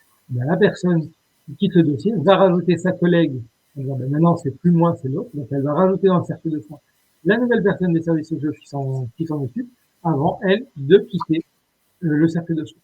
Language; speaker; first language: French; native; French